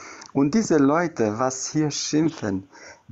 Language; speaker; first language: German; non-native, learner; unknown